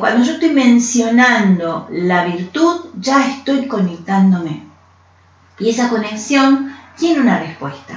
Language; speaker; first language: Spanish; native; Spanish